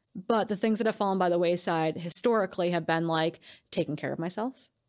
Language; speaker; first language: English; native; English